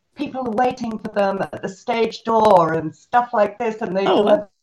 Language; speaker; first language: English; native; English